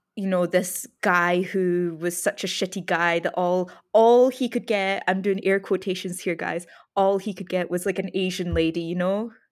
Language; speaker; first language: English; native; English